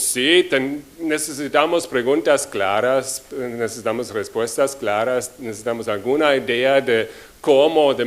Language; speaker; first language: Spanish; non-native, fluent; German